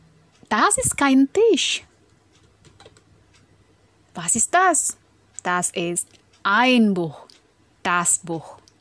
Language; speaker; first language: German; non-native, fluent; Indonesian